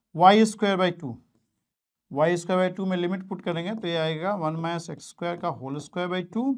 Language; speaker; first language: Hindi; native; Hindi